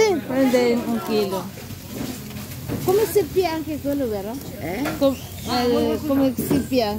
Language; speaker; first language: Italian; non-native, learner; Filipino